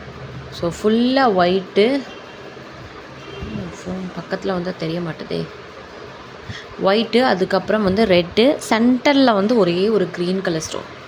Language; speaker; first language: Tamil; native; Tamil